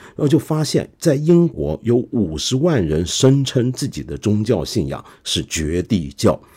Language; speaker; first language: Chinese; non-native, local second language; Cantonese